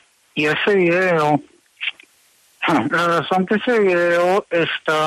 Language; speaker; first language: Spanish; early bilingual, heritage; Spanish